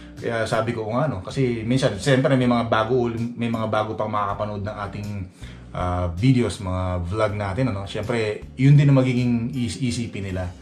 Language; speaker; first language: Filipino; native; Filipino